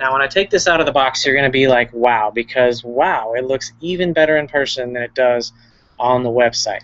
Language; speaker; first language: English; native; English